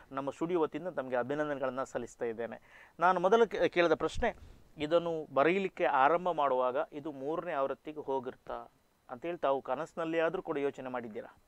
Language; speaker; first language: Kannada; native; Kannada